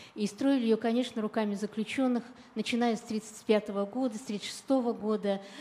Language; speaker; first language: Russian; native; Russian